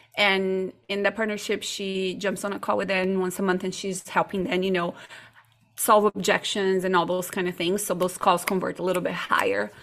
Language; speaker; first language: English; non-native, fluent; Portuguese